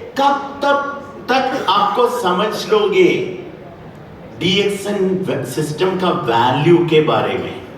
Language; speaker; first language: Hindi; non-native, learner; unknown